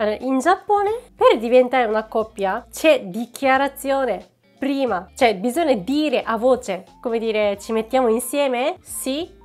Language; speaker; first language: Italian; non-native, fluent; Japanese